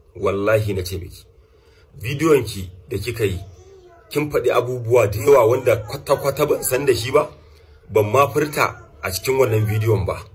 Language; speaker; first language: Hausa; non-native, local second language; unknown